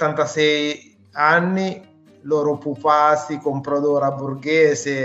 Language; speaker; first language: Italian; non-native, fluent; Sinhala